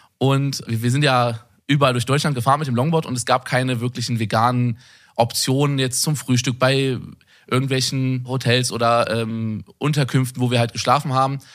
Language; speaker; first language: German; native; German